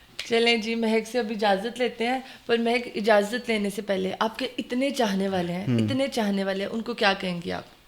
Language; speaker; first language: Urdu; non-native, local second language; Punjabi